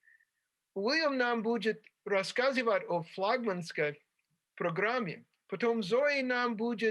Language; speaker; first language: Russian; non-native, fluent; English